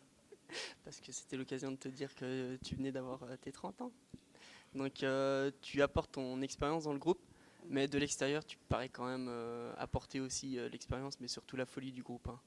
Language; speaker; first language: French; native; French